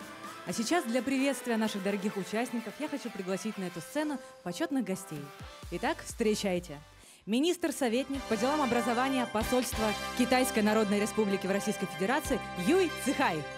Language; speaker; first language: Russian; native; Russian